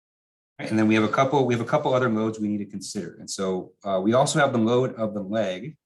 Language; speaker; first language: English; native; English